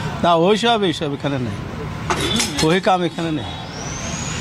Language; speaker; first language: Hindi; non-native, local second language; Bangla